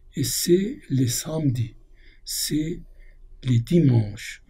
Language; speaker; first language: French; non-native, fluent; Turkish